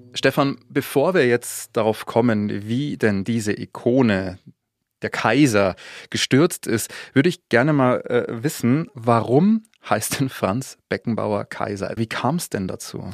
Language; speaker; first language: German; native; German